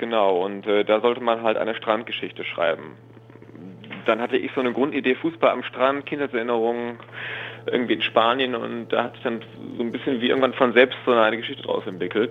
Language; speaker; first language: German; native; German